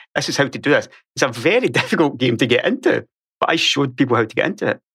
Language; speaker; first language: English; native; English